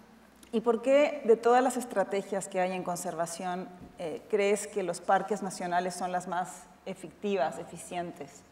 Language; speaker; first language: Spanish; native; Spanish